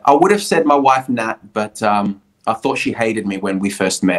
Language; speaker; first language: English; early bilingual, other home language; Spanish